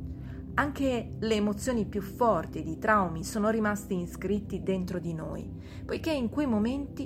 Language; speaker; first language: Italian; native; Italian